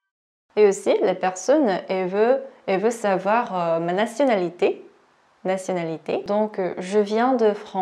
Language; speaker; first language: French; non-native, learner; Korean